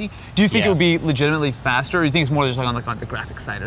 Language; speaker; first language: English; native; English